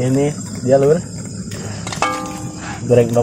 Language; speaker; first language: Indonesian; non-native, local second language; Sundanese